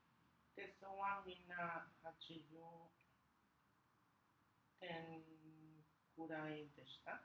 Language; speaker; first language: Japanese; non-native, learner; Spanish